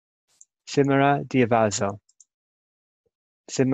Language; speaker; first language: Greek; non-native, learner; English